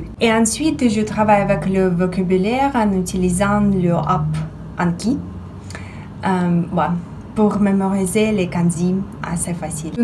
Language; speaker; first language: French; non-native, fluent; Russian